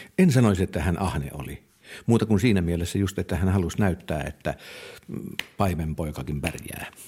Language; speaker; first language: Finnish; native; Finnish